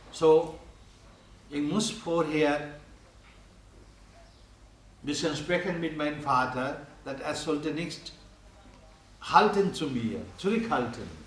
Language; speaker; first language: German; non-native, learner; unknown